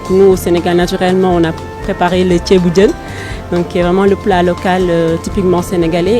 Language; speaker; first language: French; non-native, local second language; Wolof